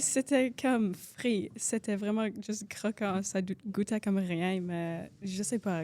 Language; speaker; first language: French; non-native, local second language; English